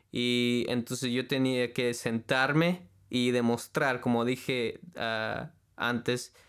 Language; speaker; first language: Spanish; early bilingual, heritage; Spanish